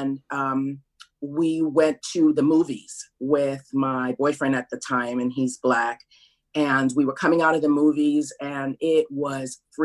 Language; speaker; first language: English; native; English